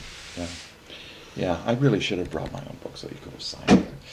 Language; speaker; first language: English; native; English